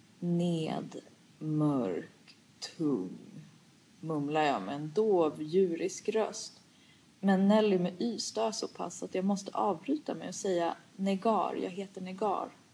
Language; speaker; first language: Swedish; early bilingual, other home language; Persian